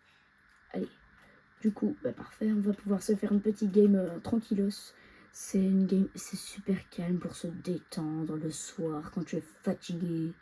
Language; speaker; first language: French; native; French